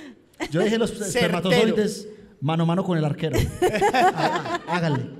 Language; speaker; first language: Spanish; native; Spanish